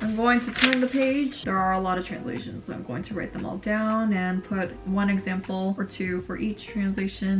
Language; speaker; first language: English; native; English